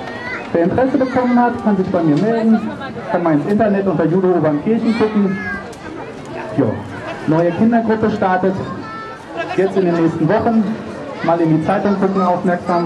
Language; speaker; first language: German; native; German